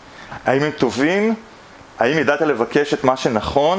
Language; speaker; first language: Hebrew; native; Hebrew